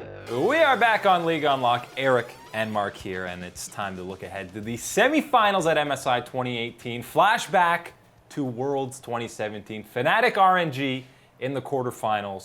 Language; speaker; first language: English; native; English